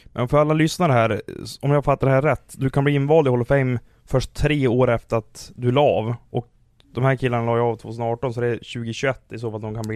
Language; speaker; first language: Swedish; native; Swedish